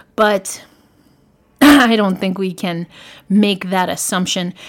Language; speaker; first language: English; native; English